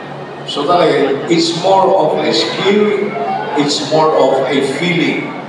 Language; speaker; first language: English; non-native, local second language; Bikol